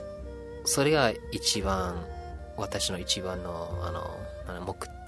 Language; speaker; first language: Japanese; non-native, learner; English